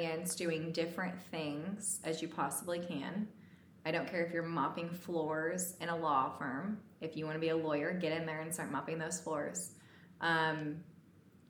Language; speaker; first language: English; native; English